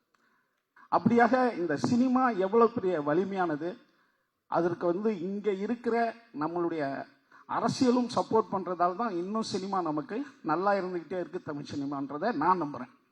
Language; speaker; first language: Tamil; native; Tamil